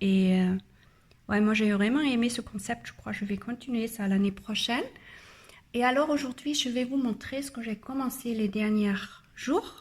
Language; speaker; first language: French; non-native, learner; German